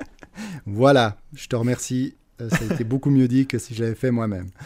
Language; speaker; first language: French; native; French